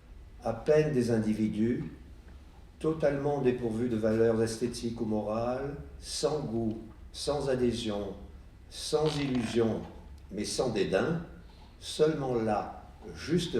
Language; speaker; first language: French; native; French